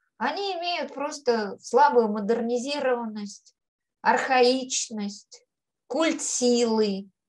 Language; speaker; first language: Russian; native; Russian